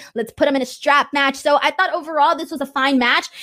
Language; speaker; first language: English; native; English